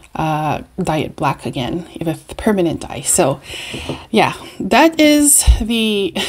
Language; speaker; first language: English; native; English